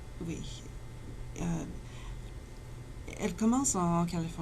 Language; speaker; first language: French; non-native, fluent; English